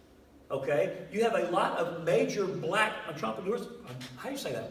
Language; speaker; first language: English; native; English